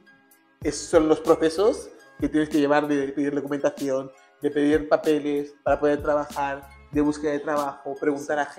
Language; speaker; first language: Spanish; native; Spanish